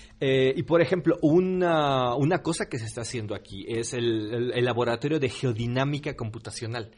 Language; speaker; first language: Spanish; native; Spanish